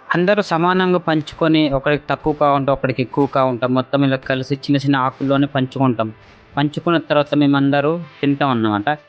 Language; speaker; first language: Telugu; non-native, local second language; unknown